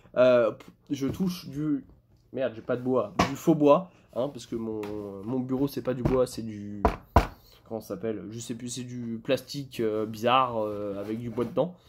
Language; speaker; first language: French; native; French